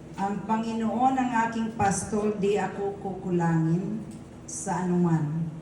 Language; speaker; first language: Filipino; non-native, local second language; Bikol